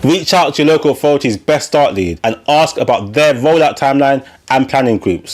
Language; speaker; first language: English; native; English